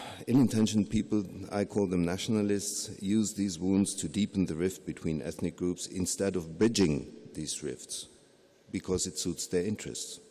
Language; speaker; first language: English; non-native, fluent; German